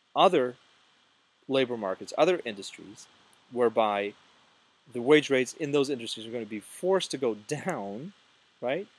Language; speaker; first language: English; non-native, fluent; Russian